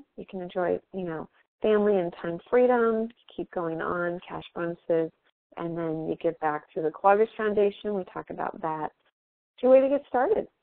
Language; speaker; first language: English; native; English